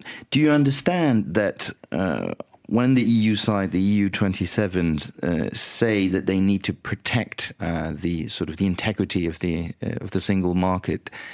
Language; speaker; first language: English; non-native, fluent; Danish